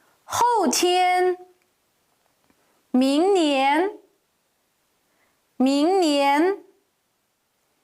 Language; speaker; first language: Chinese; non-native, local second language; Uyghur